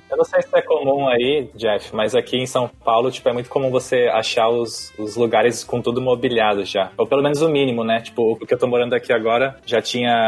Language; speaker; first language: Portuguese; early bilingual, other home language; Japanese